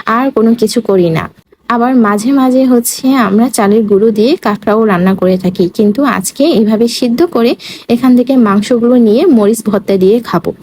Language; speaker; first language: Bangla; native; Bangla